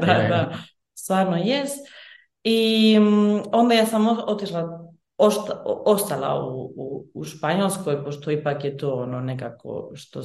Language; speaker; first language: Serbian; early bilingual, heritage; Bosnian